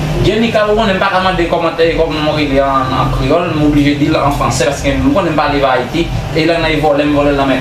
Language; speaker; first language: French; non-native, learner; Haitian Creole